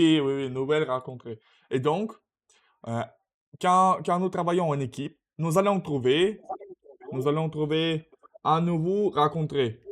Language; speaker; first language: French; non-native, learner; Russian